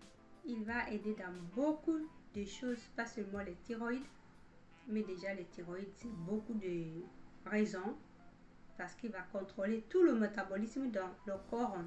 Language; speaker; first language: French; non-native, fluent; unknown